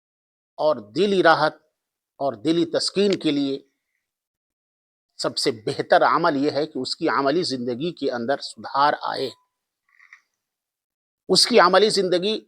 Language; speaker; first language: Urdu; native; Urdu